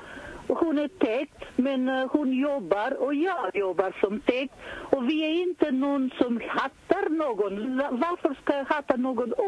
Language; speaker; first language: Swedish; non-native, fluent; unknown